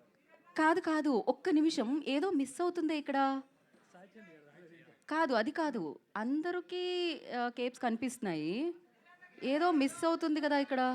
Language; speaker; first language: Telugu; native; Telugu